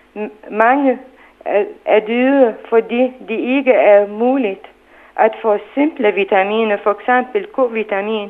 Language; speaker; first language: Danish; non-native, fluent; Arabic